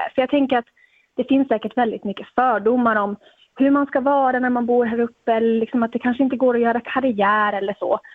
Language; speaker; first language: Swedish; native; Swedish